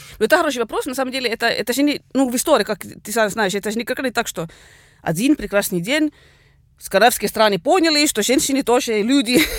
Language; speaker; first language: Russian; non-native, fluent; Swedish